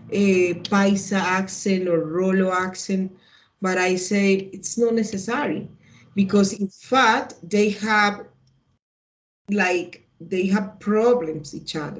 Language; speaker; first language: English; non-native, learner; Spanish